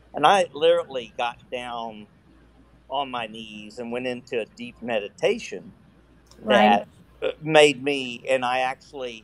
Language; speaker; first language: English; native; English